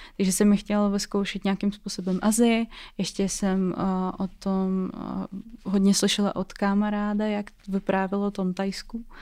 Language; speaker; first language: Czech; non-native, fluent; Russian